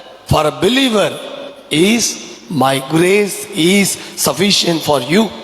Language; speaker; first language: English; non-native, local second language; Tamil